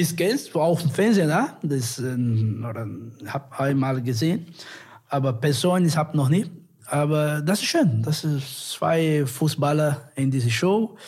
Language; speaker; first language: German; non-native, learner; Portuguese